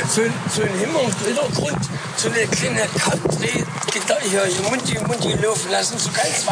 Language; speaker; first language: German; native; German